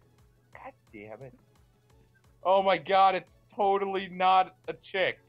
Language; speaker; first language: English; native; English